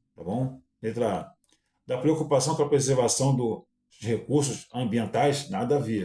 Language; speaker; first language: Portuguese; native; Portuguese